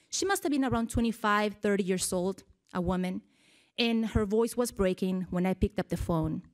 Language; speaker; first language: English; early bilingual, other home language; Spanish